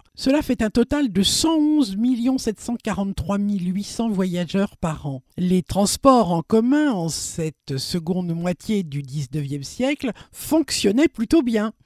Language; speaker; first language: French; native; French